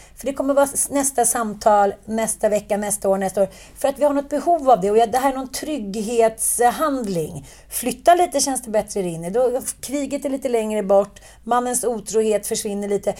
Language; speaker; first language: Swedish; native; Swedish